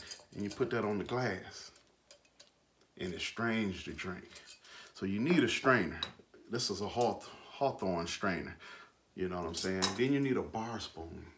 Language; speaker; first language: English; native; English